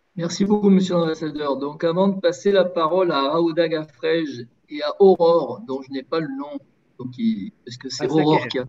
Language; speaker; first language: French; native; French